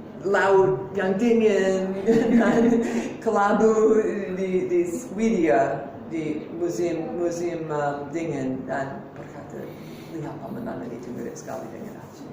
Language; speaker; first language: Indonesian; non-native, fluent; English